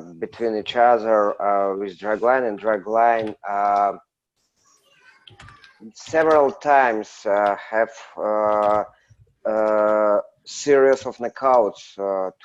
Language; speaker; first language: English; non-native, learner; Russian